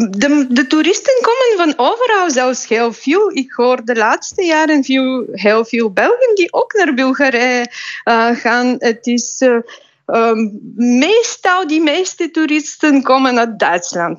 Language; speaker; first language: Dutch; non-native, fluent; Bulgarian